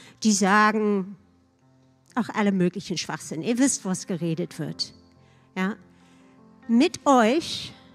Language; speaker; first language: German; non-native, fluent; English